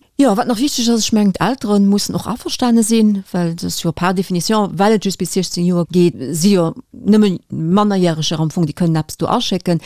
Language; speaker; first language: Luxembourgish; native; Luxembourgish